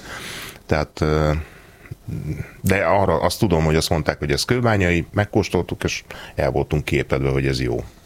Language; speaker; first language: Hungarian; native; Hungarian